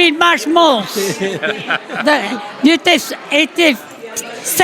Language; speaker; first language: Portuguese; early bilingual, heritage; Portuguese